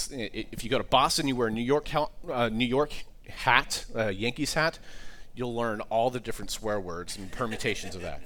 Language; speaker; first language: English; native; English